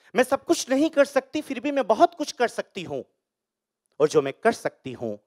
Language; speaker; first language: Hindi; native; Hindi